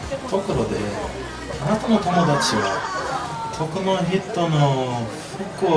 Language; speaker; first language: Japanese; non-native, learner; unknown